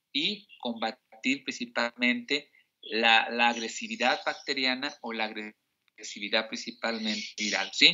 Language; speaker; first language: Spanish; native; Spanish